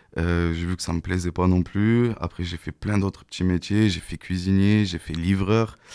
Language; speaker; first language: French; native; French